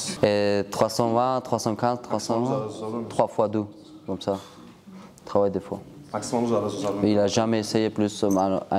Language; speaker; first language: French; non-native, learner; Georgian